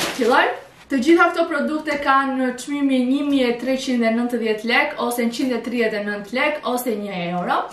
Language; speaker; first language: Albanian; early bilingual, heritage; Albanian